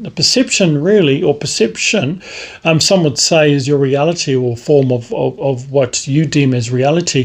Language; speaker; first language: English; native; English